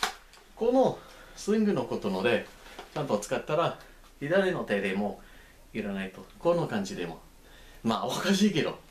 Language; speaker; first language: Japanese; non-native, learner; English